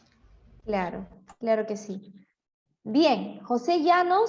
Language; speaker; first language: Spanish; native; Spanish